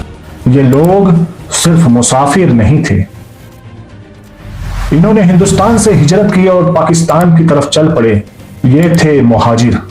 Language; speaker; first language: Urdu; native; Urdu